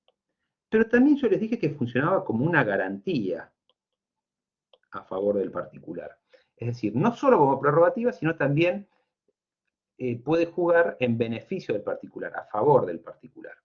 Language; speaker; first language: Spanish; native; Spanish